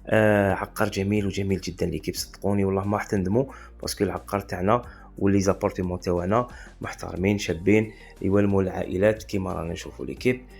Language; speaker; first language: Arabic; native; Arabic